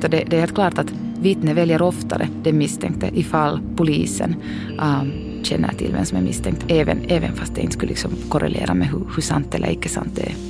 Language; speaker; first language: Swedish; native; Swedish